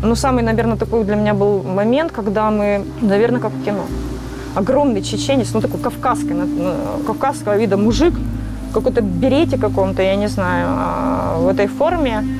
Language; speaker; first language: Russian; native; Russian